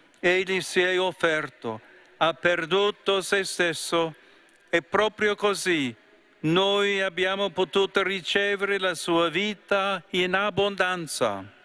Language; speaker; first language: Italian; non-native, fluent; English